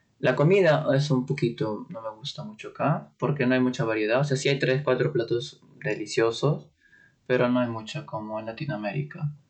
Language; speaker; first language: Spanish; native; Spanish